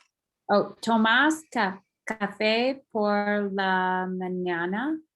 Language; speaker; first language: Spanish; non-native, learner; English